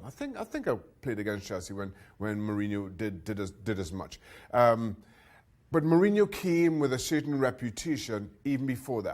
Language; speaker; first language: English; native; English